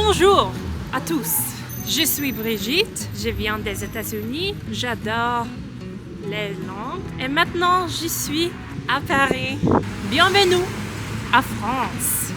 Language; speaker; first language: French; non-native, learner; English